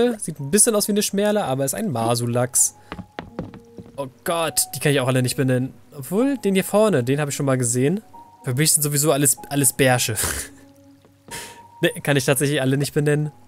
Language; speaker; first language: German; native; German